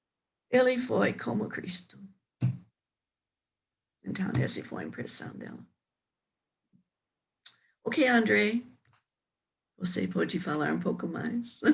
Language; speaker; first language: Portuguese; non-native, learner; English